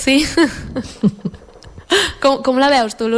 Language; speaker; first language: Catalan; native; Catalan